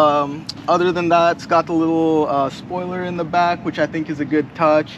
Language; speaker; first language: English; native; English